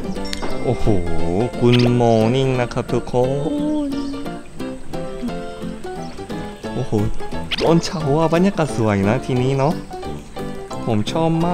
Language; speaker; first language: Thai; non-native, fluent; Korean